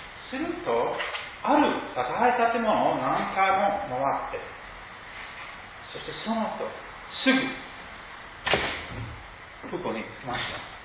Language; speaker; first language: Japanese; non-native, fluent; English